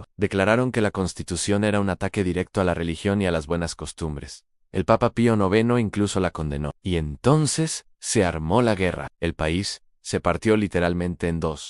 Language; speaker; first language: Spanish; native; Spanish